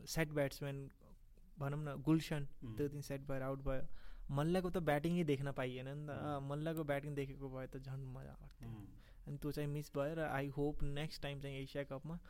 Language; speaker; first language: Nepali; early bilingual, heritage; Nepali